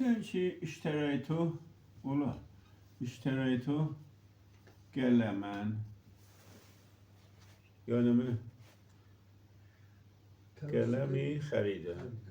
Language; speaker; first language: Persian; non-native, local second language; Azerbaijani